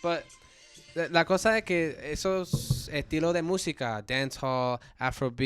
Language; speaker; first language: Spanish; early bilingual, heritage; English